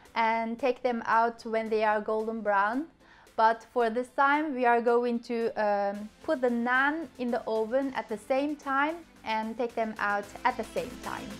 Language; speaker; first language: English; non-native, fluent; Chinese